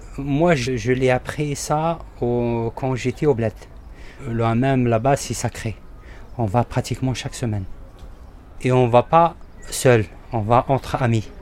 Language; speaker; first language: French; non-native, local second language; Arabic